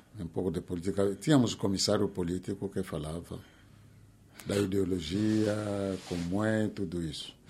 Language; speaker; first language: Portuguese; non-native, fluent; Kongo